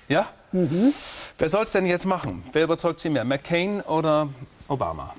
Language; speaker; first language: German; native; German